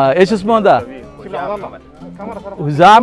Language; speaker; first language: Arabic; non-native, learner; Malayalam